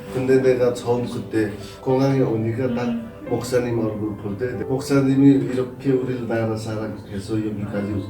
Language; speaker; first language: Korean; non-native, fluent; Nepali